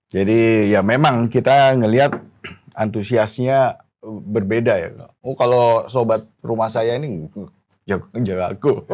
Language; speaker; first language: Indonesian; native; Indonesian